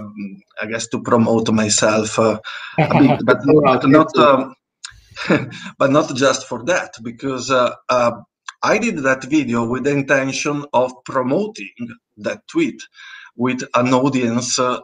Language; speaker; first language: English; non-native, fluent; Italian